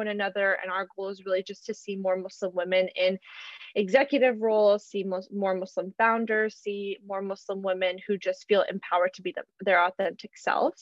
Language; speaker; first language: English; native; English